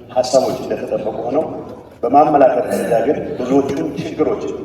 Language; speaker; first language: Amharic; non-native, local second language; Tigrinya